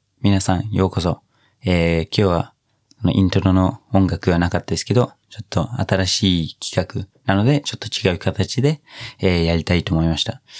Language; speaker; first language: Japanese; non-native, fluent; English